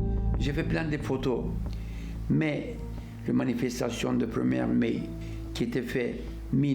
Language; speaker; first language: French; non-native, fluent; Turkish